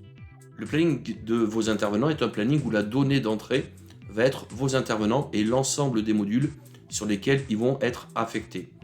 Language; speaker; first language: French; native; French